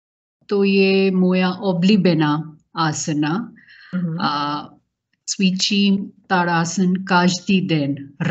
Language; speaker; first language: Czech; non-native, learner; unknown